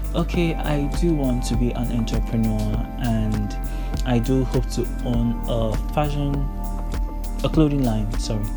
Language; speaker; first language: English; non-native, local second language; Yoruba